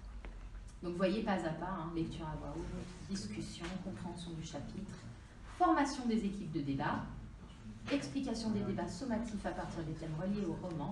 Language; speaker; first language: French; native; French